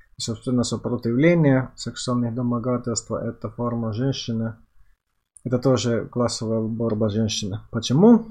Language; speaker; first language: Russian; non-native, fluent; Finnish